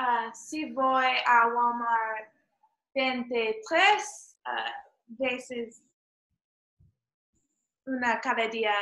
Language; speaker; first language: Spanish; non-native, learner; English